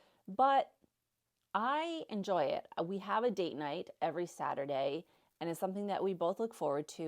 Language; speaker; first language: English; native; English